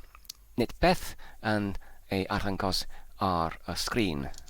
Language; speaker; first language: Welsh; non-native, learner; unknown